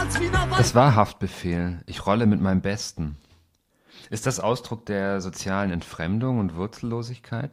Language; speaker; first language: German; native; German